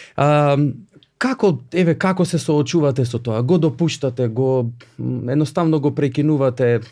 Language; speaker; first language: Macedonian; native; Macedonian